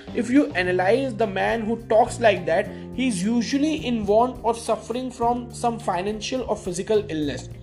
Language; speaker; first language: English; non-native, local second language; Hindi